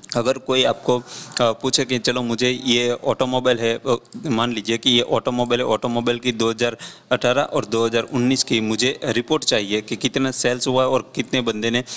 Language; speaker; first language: Hindi; non-native, local second language; Gujarati